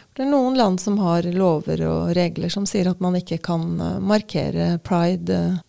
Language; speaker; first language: Norwegian; native; Norwegian